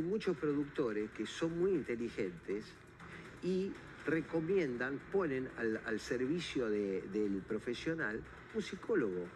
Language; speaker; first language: Spanish; native; Spanish